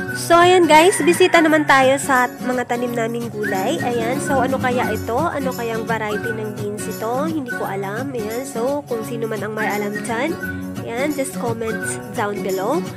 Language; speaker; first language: Filipino; non-native, local second language; Masbatenyo